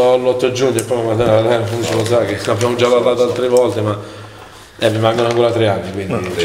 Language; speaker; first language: Italian; native; Italian